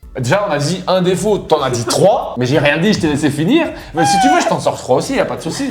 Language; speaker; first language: French; native; French